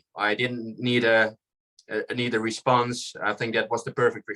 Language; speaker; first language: English; non-native, fluent; Dutch